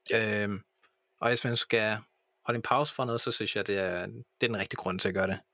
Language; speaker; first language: Danish; early bilingual, other home language; English